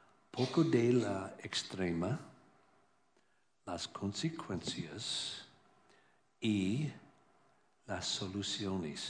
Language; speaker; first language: Spanish; non-native, learner; English